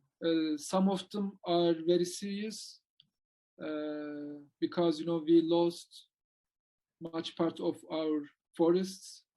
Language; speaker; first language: English; non-native, learner; Turkish